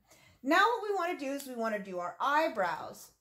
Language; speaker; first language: English; native; English